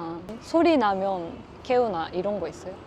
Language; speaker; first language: Korean; non-native, learner; Japanese